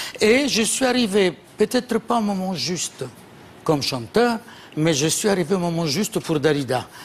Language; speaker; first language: French; non-native, fluent; Italian